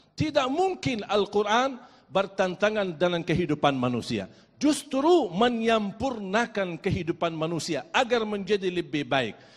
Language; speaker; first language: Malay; non-native, fluent; Arabic